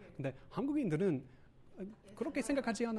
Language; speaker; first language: Korean; non-native, learner; English